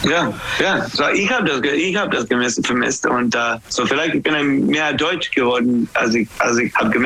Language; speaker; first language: German; non-native, learner; English